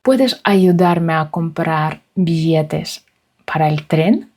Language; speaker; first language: Spanish; non-native, fluent; Russian